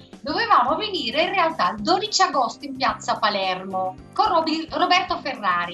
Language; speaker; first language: Italian; non-native, fluent; Dutch